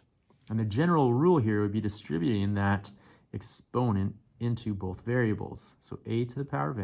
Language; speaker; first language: English; native; English